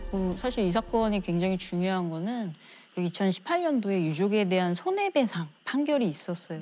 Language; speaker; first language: Korean; native; Korean